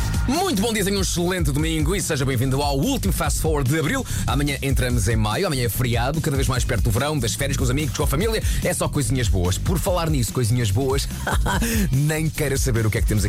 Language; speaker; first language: Portuguese; native; Portuguese